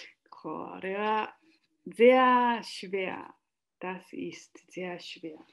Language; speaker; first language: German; non-native, learner; Japanese